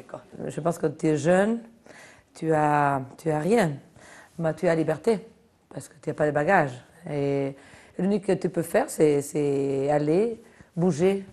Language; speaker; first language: French; non-native, fluent; Spanish